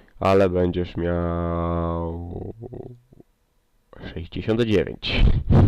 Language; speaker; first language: Polish; native; Polish